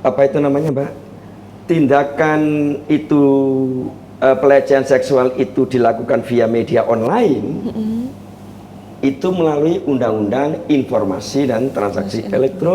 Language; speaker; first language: Indonesian; native; Indonesian